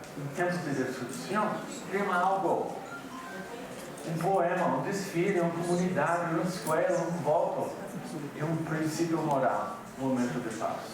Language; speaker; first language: Portuguese; non-native, fluent; English